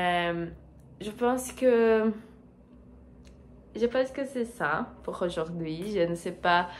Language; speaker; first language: French; non-native, learner; Portuguese